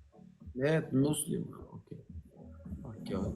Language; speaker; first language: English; non-native, learner; Turkmen